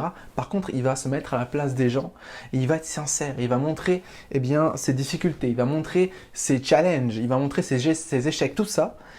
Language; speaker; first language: French; native; French